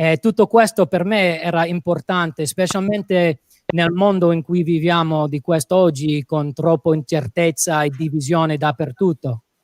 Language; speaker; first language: Italian; non-native, fluent; English